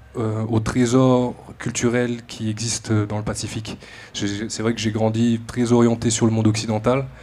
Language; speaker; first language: French; native; French